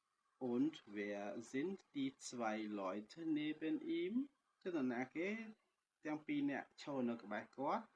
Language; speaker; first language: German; non-native, fluent; Khmer